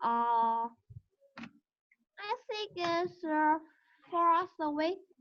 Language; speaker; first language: English; non-native, learner; Vietnamese